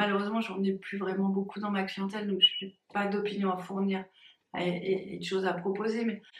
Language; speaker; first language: French; native; French